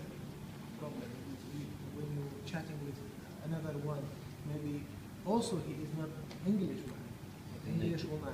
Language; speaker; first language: English; non-native, learner; Kurdish